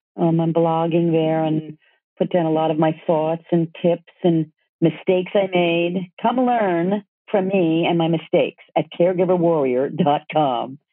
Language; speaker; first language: English; native; English